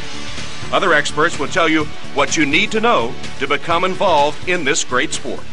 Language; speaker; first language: English; native; English